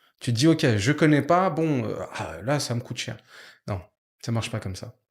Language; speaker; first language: French; native; French